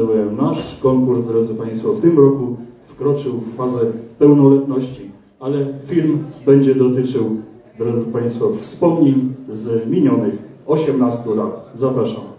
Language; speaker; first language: Polish; native; Polish